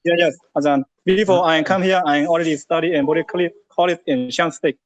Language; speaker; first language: English; non-native, learner; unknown